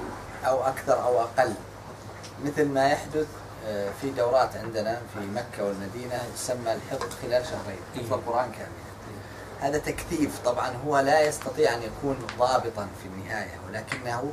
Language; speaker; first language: Arabic; native; Arabic